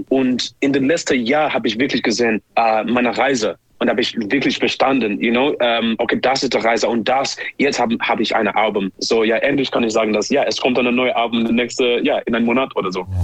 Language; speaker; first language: German; non-native, learner; English